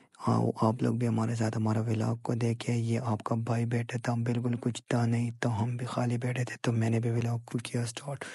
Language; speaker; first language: Urdu; non-native, local second language; Pashto